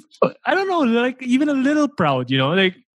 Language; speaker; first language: English; non-native, local second language; Filipino